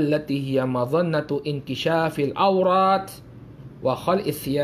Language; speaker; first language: Arabic; non-native, fluent; Indonesian